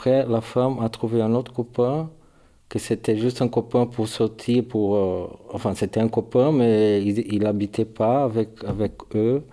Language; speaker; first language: French; non-native, learner; Portuguese